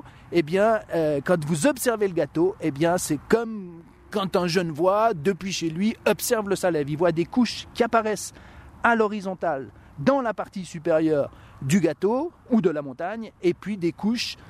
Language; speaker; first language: French; native; French